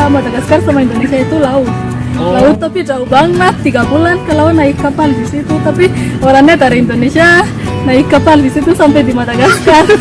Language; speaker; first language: Indonesian; non-native, learner; Malagasy